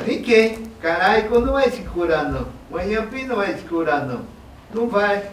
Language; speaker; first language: Portuguese; non-native, local second language; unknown